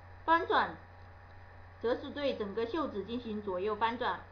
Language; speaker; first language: Chinese; native; Chinese